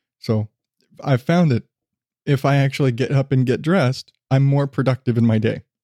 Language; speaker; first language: English; native; English